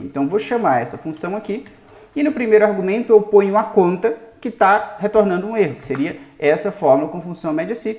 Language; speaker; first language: Portuguese; native; Portuguese